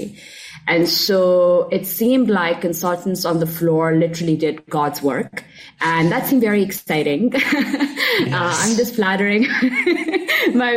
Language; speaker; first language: English; non-native, local second language; Urdu